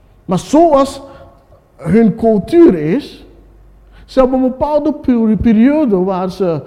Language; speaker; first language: Dutch; non-native, fluent; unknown